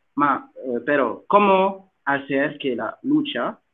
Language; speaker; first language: Spanish; non-native, learner; Wolof